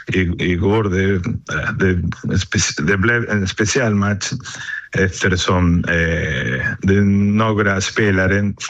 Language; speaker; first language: Swedish; non-native, learner; Spanish